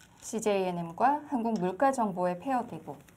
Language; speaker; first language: Korean; native; Korean